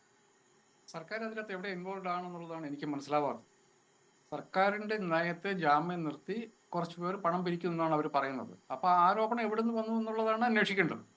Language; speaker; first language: Malayalam; native; Malayalam